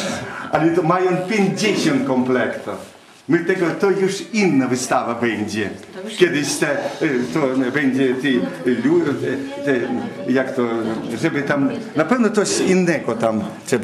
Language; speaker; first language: Polish; early bilingual, heritage; Polish